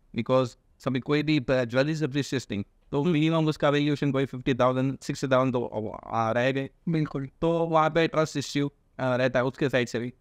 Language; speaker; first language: Hindi; non-native, local second language; Gujarati